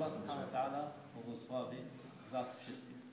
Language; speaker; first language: Polish; non-native, fluent; Arabic